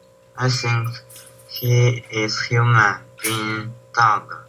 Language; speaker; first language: English; non-native, learner; Chinese